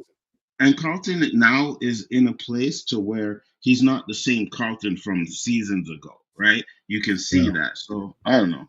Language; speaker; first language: English; native; English